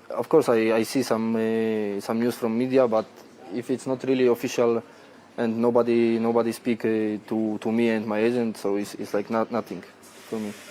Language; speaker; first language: English; non-native, fluent; Polish